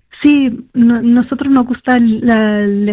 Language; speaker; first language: Spanish; non-native, fluent; French